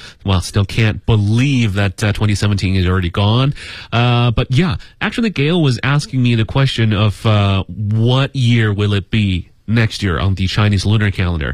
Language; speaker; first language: English; native; English